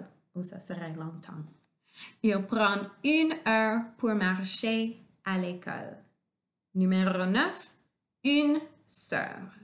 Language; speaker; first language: French; non-native, fluent; English